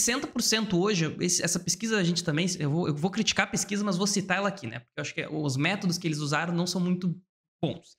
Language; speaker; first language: Portuguese; native; Portuguese